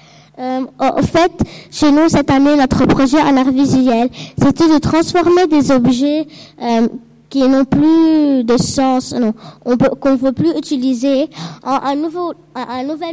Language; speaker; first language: French; non-native, local second language; Arabic